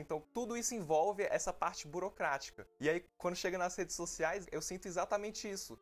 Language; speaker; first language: Portuguese; native; Portuguese